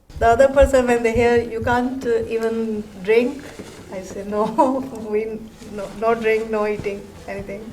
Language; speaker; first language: English; non-native, learner; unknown